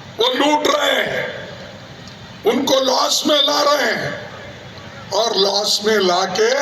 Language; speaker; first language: Hindi; non-native, local second language; Kannada